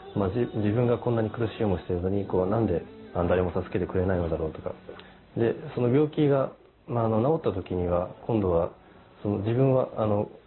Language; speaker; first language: Japanese; native; Japanese